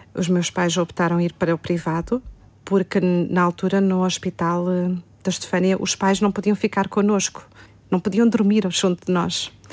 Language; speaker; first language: Portuguese; native; Portuguese